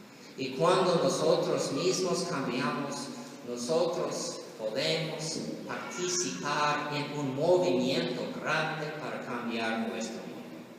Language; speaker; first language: Spanish; non-native, learner; English